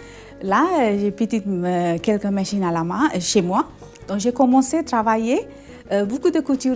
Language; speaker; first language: French; non-native, learner; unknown